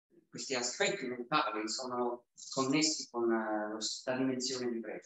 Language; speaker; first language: Italian; native; Italian